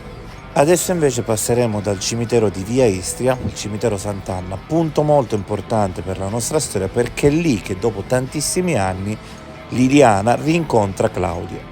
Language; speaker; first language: Italian; native; Italian